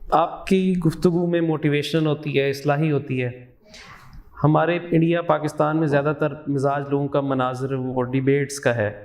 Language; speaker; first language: Urdu; native; Urdu